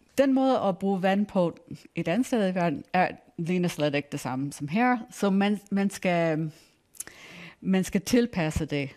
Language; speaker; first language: Danish; non-native, fluent; English